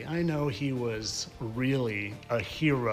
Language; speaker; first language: English; native; English